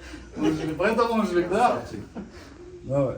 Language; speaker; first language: Russian; non-native, learner; Tajik